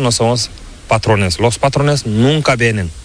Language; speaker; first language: Spanish; non-native, learner; Fula